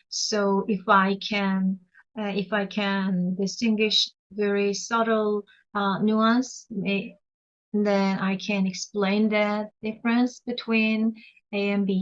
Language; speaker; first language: English; non-native, learner; Korean